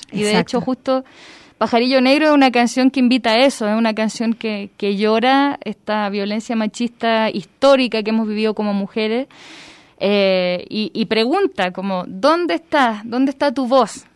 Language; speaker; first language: Spanish; native; Spanish